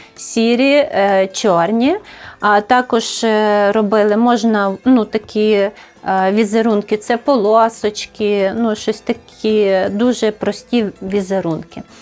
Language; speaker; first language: Ukrainian; native; Ukrainian